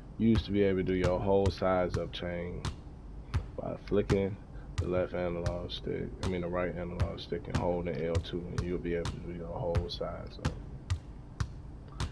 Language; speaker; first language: English; native; English